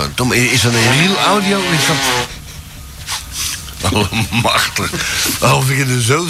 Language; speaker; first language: Dutch; native; Dutch